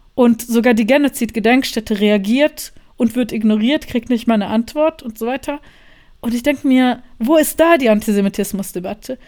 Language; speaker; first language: German; non-native, fluent; Bosnian